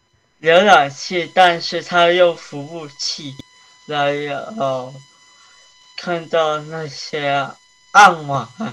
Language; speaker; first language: Chinese; early bilingual, heritage; Chinese